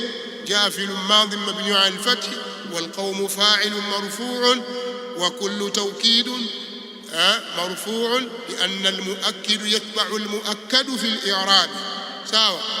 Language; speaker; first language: Arabic; non-native, fluent; Swahili